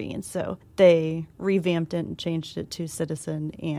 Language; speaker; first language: English; native; English